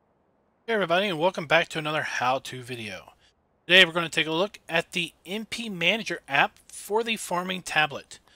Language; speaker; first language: English; native; English